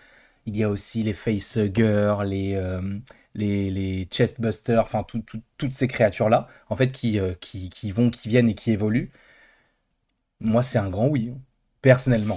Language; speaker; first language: French; native; French